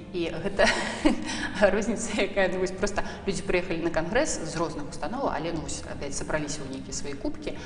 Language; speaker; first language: Belarusian; native; Belarusian